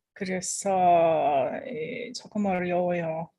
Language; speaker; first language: Korean; non-native, learner; English